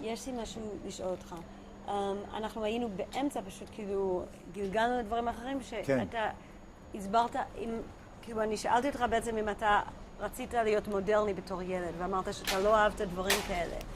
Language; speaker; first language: Hebrew; native; Hebrew